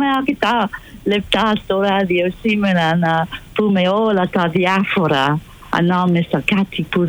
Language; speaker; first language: Greek; non-native, fluent; English